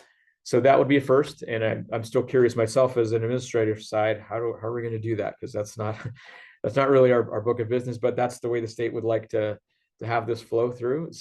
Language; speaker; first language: English; native; English